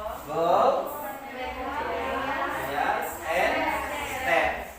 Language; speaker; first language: English; non-native, learner; Indonesian